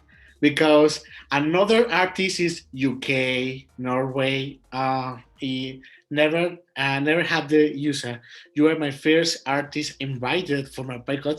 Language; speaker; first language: English; non-native, learner; Spanish